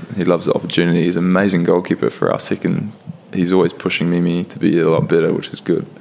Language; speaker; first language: English; native; English